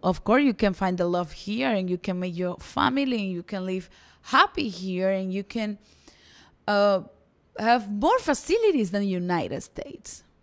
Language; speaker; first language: English; non-native, fluent; Spanish